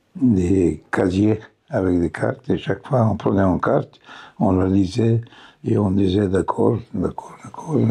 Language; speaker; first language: French; non-native, fluent; Bulgarian